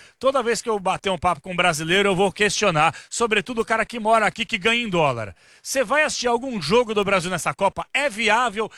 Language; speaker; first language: Portuguese; native; Portuguese